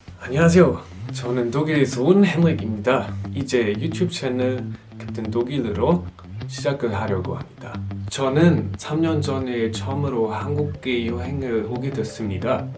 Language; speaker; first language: Korean; non-native, fluent; German